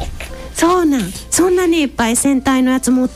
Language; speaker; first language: Japanese; native; Japanese